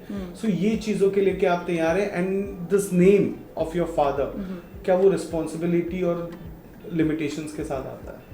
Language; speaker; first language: Hindi; native; Hindi